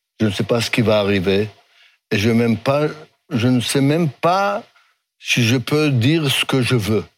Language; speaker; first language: French; non-native, fluent; Hebrew